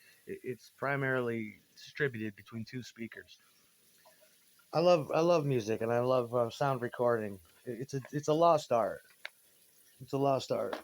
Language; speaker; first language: English; native; English